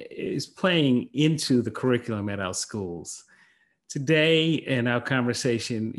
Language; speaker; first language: English; native; English